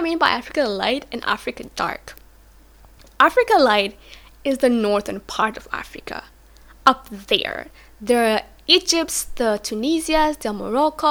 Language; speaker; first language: English; non-native, local second language; Swahili